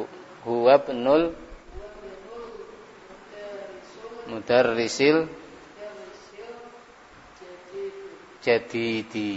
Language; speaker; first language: Arabic; non-native, fluent; Indonesian